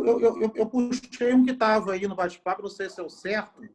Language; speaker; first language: Portuguese; native; Portuguese